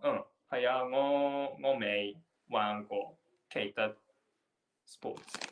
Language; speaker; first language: Chinese; non-native, learner; Japanese